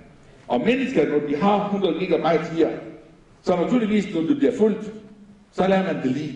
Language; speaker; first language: Danish; non-native, fluent; Arabic